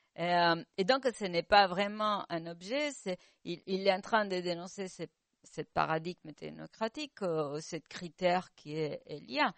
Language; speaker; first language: French; non-native, fluent; Spanish